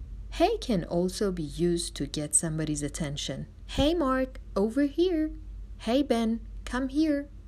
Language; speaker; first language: English; non-native, fluent; Persian